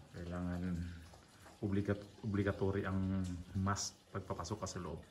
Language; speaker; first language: Filipino; native; Filipino